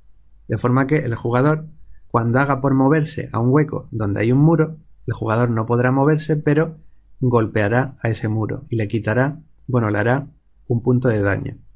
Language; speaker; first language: Spanish; native; Spanish